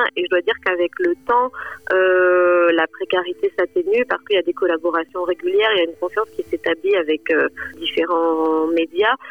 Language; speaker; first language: French; native; French